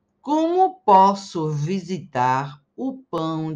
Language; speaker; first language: Portuguese; non-native, fluent; Spanish